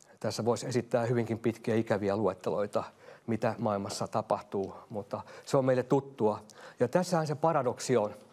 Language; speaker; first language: Finnish; native; Finnish